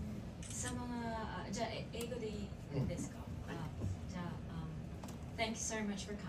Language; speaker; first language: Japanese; non-native, fluent; Filipino